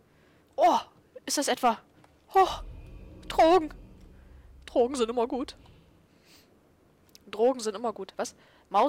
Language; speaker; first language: German; native; German